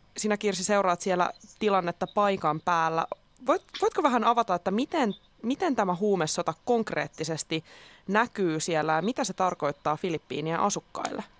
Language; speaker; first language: Finnish; native; Finnish